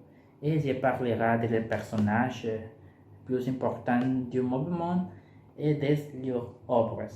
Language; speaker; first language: French; non-native, learner; Spanish